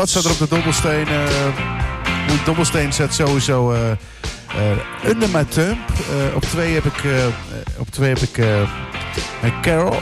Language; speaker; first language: Dutch; native; Dutch